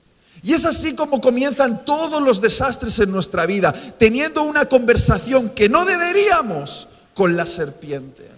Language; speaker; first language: Spanish; native; Spanish